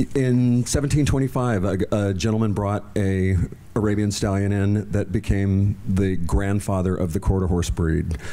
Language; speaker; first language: English; native; English